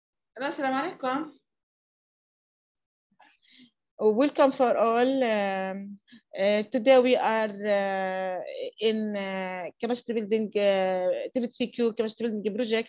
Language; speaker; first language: English; non-native, learner; Arabic